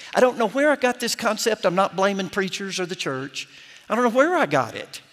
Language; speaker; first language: English; native; English